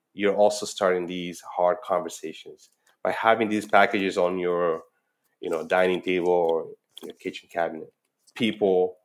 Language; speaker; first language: English; non-native, fluent; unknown